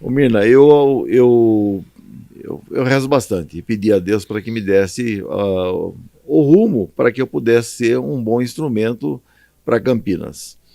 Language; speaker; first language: Portuguese; native; Portuguese